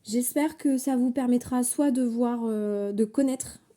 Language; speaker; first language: French; native; French